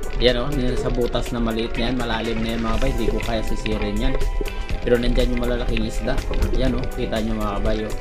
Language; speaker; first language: Filipino; non-native, local second language; Cebuano